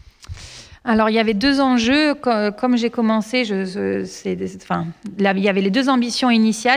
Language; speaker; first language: French; native; French